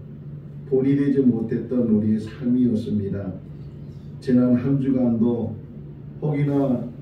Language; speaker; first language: Korean; native; Korean